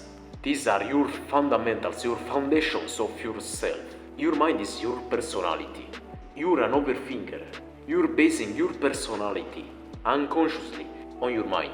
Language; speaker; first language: English; non-native, fluent; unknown